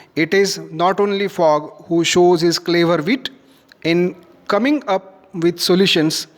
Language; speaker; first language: English; non-native, local second language; Marathi